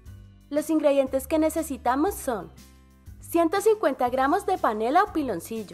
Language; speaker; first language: Spanish; native; Spanish